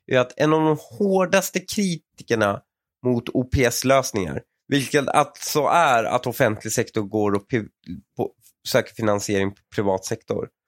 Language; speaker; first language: Swedish; early bilingual, other home language; Persian